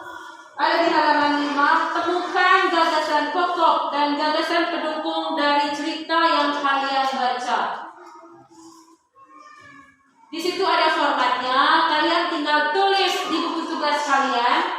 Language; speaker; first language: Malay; non-native, local second language; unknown